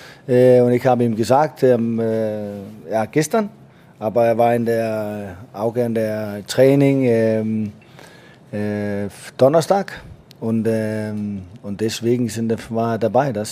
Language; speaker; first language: German; non-native, learner; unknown